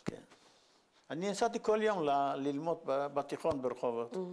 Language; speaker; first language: Hebrew; non-native, fluent; Yiddish